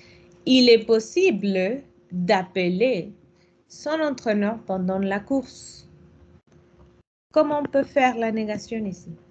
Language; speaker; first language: French; non-native, fluent; Spanish